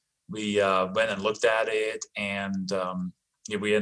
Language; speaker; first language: English; non-native, fluent; Danish